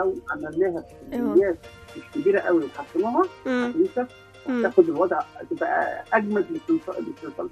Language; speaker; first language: Arabic; native; Arabic